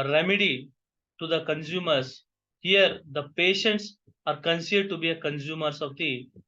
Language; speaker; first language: English; non-native, local second language; Kannada